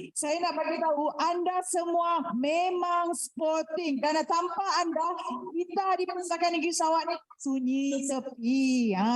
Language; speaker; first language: Malay; native; Malay